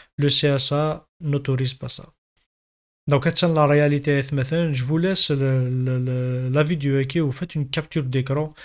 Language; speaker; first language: French; non-native, local second language; Kabyle